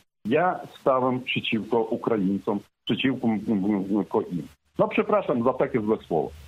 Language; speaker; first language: Polish; non-native, fluent; Ukrainian